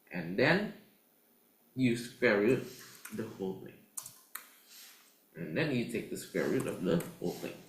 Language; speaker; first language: English; non-native, fluent; Indonesian